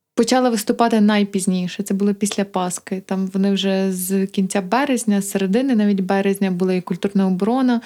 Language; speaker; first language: Ukrainian; native; Ukrainian